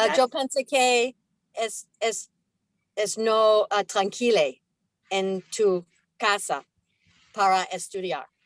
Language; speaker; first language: Spanish; non-native, learner; English